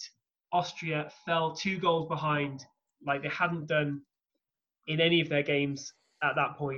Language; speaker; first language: English; native; English